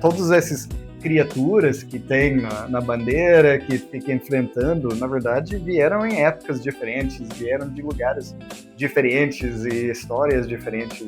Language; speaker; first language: Portuguese; non-native, fluent; English